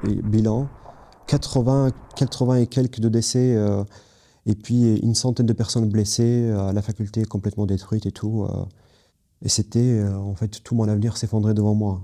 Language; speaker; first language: French; non-native, fluent; Kurdish